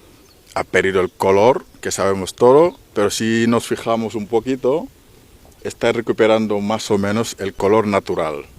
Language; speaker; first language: Spanish; non-native, fluent; Wolof